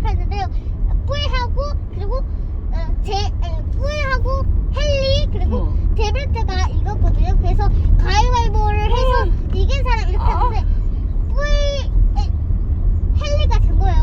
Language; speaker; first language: Korean; early bilingual, other home language; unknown